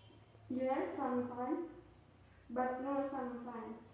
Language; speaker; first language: English; non-native, learner; Indonesian